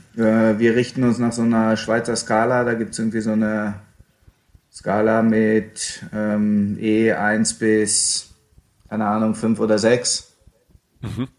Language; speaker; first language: German; native; German